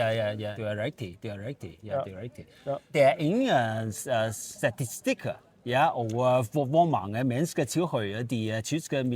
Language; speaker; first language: Danish; non-native, learner; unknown